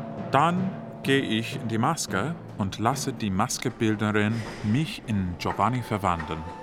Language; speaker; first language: German; non-native, fluent; English